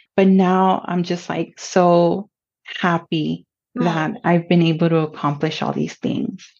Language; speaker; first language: English; early bilingual, other home language; Spanish